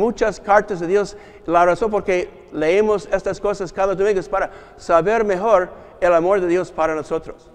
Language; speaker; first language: Spanish; non-native, learner; English